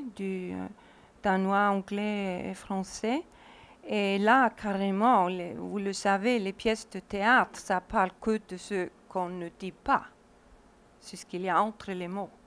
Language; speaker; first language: French; non-native, fluent; Icelandic